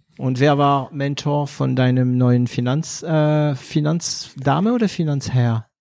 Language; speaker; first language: German; non-native, fluent; French